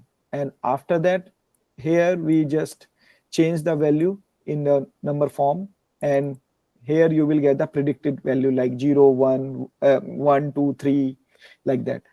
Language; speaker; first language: English; non-native, learner; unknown